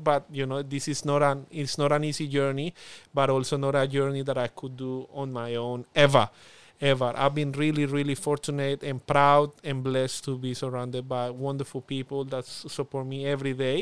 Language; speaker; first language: English; non-native, fluent; Spanish